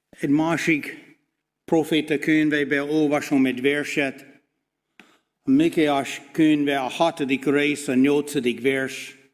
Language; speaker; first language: Hungarian; non-native, fluent; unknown